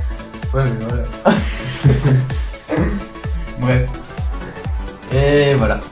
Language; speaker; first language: French; native; French